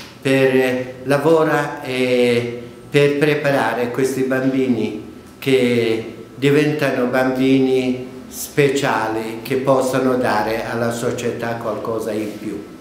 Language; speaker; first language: Italian; non-native, fluent; Kurdish